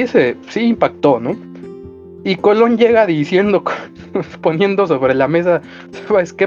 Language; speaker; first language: Spanish; native; Spanish